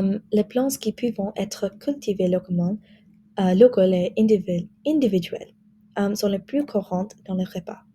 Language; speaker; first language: French; non-native, learner; English